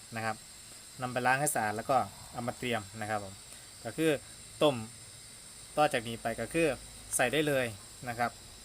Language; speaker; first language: Thai; native; Thai